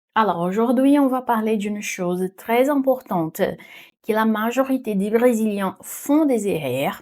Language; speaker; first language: French; non-native, fluent; Portuguese